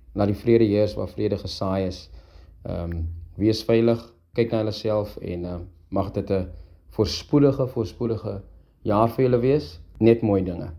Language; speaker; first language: Afrikaans; native; Afrikaans